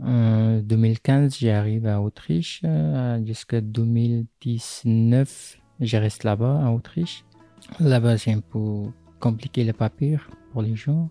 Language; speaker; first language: French; non-native, learner; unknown